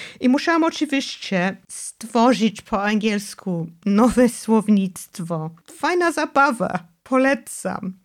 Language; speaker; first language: Polish; non-native, fluent; English